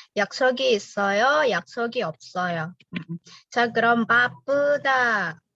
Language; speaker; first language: Korean; non-native, fluent; Indonesian